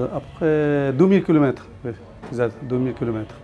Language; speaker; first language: French; non-native, learner; Tibetan